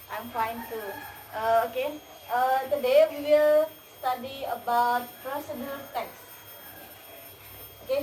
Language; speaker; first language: English; non-native, learner; Indonesian